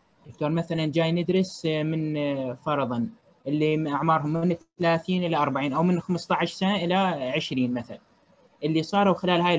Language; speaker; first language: Arabic; native; Arabic